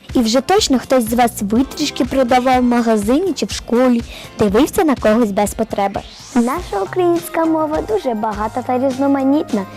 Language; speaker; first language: Ukrainian; native; Ukrainian